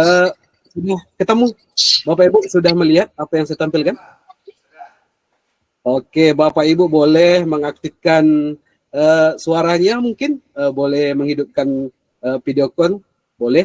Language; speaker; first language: Indonesian; native; Indonesian